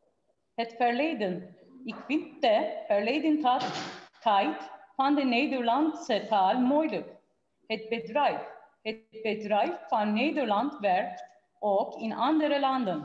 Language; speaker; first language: Dutch; non-native, learner; Turkish